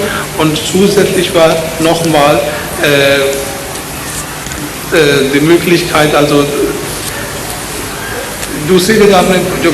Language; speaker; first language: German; non-native, learner; Urdu